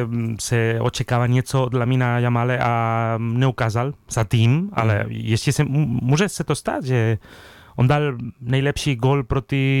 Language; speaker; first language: Czech; non-native, fluent; Spanish